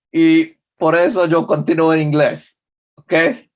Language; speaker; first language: Spanish; non-native, learner; English